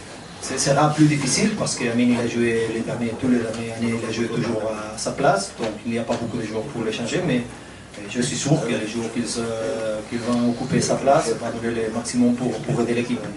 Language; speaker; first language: French; non-native, fluent; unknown